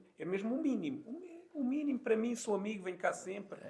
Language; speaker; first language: Portuguese; native; Portuguese